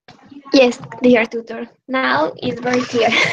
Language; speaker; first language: English; non-native, learner; Spanish